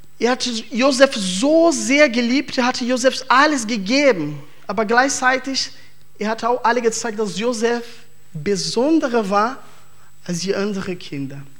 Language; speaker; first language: German; non-native, fluent; Portuguese